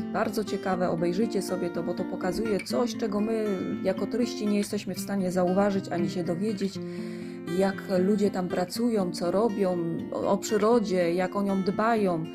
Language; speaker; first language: Polish; native; Polish